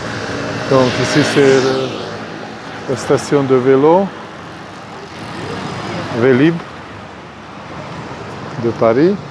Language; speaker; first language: French; non-native, fluent; Hungarian